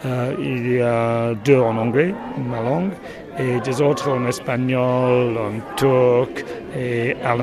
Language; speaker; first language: French; non-native, learner; English